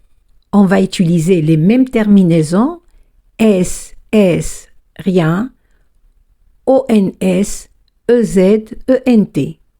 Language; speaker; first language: French; non-native, fluent; Spanish